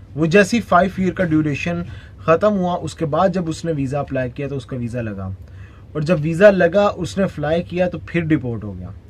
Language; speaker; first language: Urdu; native; Urdu